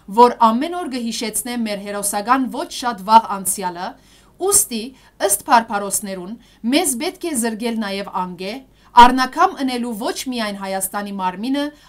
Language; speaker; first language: Armenian; early bilingual, heritage; Armenian